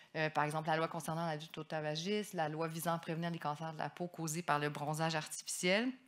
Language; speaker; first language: French; native; French